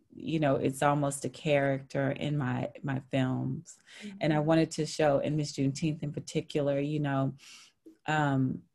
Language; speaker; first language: English; native; English